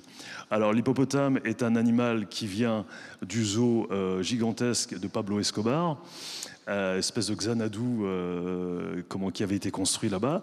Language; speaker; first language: French; native; French